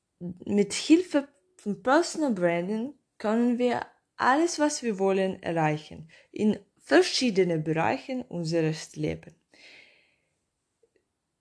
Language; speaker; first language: German; non-native, learner; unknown